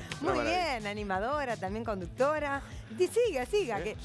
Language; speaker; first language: Spanish; native; Spanish